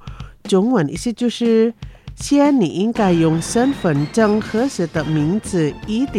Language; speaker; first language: Chinese; early bilingual, heritage; Chinese